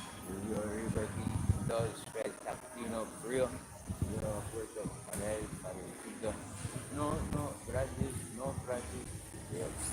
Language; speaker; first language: Spanish; non-native, learner; English